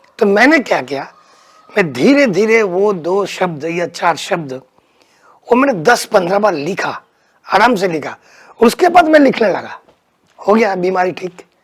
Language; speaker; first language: Hindi; non-native, local second language; Bangla